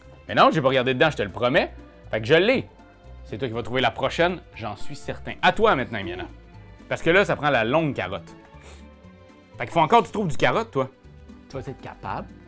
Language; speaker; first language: French; native; French